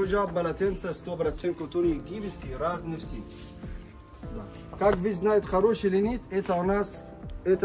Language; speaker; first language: Russian; non-native, learner; Arabic